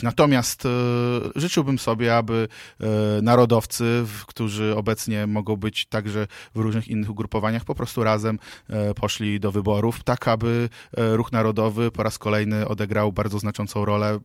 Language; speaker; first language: Polish; native; Polish